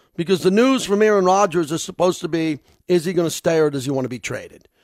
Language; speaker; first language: English; native; English